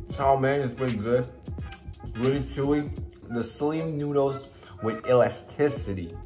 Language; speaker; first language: English; non-native, fluent; Chinese